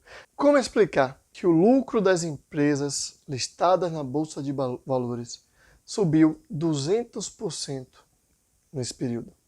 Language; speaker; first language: Portuguese; native; Portuguese